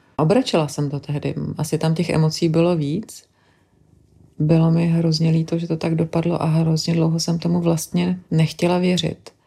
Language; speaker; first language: Czech; native; Czech